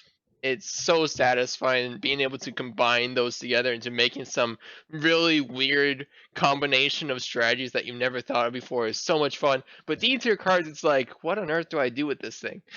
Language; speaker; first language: English; native; English